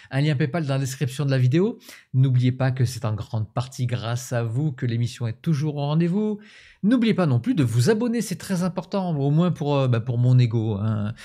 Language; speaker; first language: French; native; French